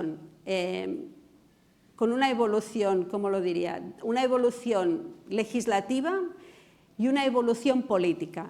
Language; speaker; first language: Spanish; non-native, local second language; Catalan